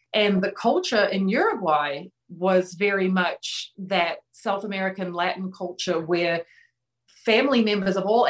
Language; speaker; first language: English; native; English